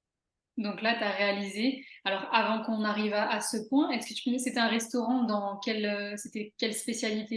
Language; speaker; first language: French; native; French